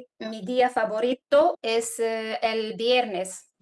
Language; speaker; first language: Spanish; non-native, learner; Arabic